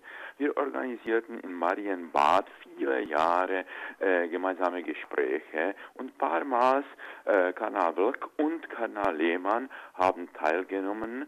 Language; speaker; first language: German; non-native, fluent; Czech